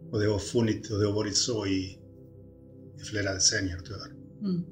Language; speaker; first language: Swedish; early bilingual, other home language; Spanish